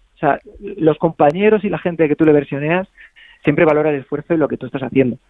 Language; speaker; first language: Spanish; native; Spanish